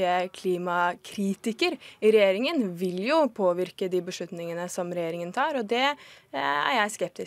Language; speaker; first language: Norwegian; native; Norwegian